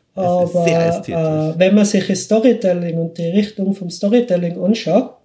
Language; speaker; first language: German; native; German